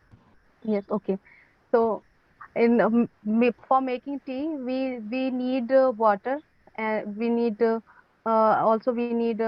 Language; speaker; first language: English; non-native, learner; Hindi